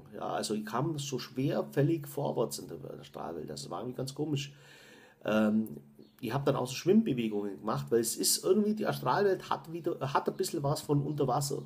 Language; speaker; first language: German; native; German